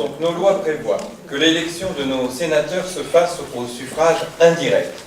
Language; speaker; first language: French; native; French